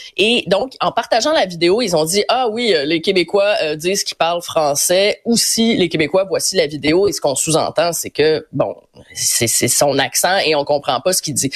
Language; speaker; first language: French; native; French